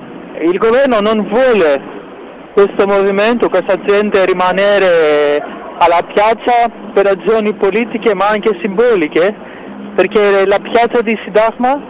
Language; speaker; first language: Italian; non-native, fluent; Greek